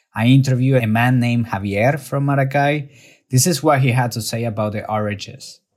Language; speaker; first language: English; non-native, fluent; Spanish